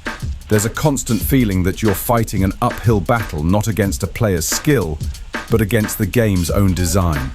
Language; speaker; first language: English; native; English